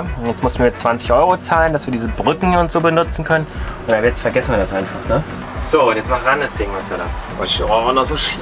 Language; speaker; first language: German; native; German